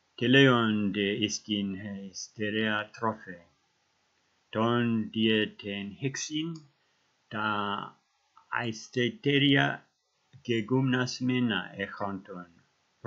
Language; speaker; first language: Greek; non-native, learner; English